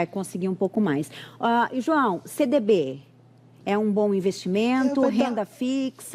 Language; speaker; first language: Portuguese; native; Portuguese